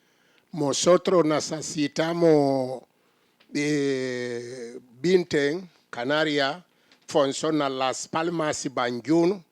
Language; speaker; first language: Spanish; non-native, learner; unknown